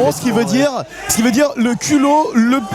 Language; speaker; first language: French; native; French